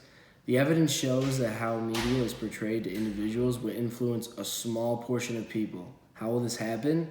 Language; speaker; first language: English; native; English